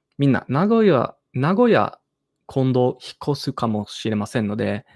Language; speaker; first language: Japanese; non-native, learner; English